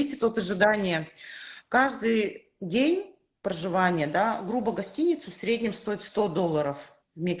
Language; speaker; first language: Russian; native; Russian